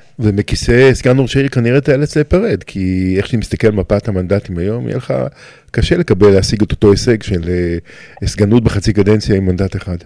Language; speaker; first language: Hebrew; native; Hebrew